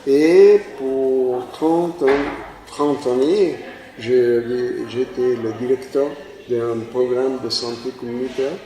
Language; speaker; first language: French; non-native, fluent; Spanish